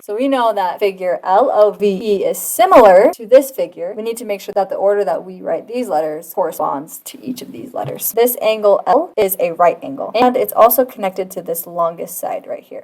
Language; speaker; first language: English; native; English